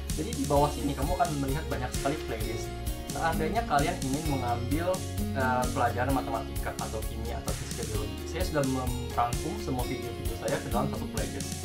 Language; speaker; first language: Indonesian; native; Indonesian